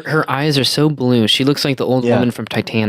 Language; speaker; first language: English; native; English